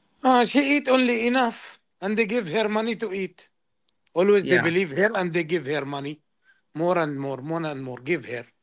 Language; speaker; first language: English; non-native, learner; Arabic